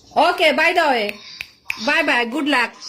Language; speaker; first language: English; non-native, learner; Bangla